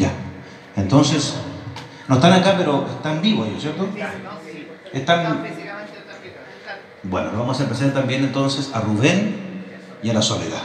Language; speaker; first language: Spanish; native; Spanish